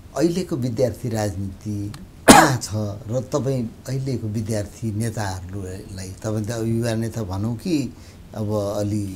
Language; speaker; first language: Nepali; native; Nepali